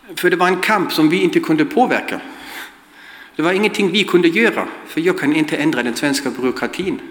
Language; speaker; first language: Swedish; non-native, fluent; German